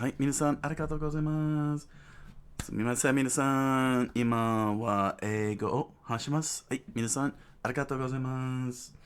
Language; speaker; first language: Japanese; non-native, learner; English